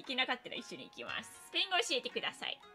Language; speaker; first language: Japanese; native; Japanese